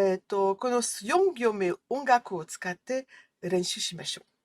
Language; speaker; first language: Japanese; non-native, fluent; French